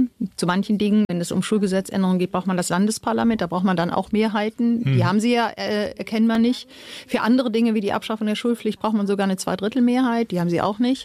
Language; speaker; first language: German; native; German